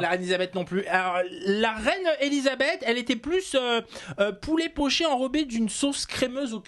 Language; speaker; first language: French; native; French